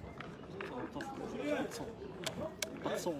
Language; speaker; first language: French; native; French